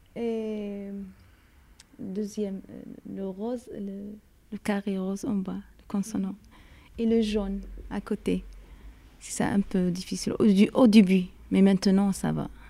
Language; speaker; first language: French; non-native, learner; Arabic